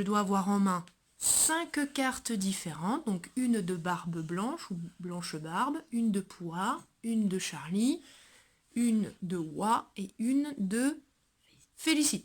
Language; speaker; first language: French; native; French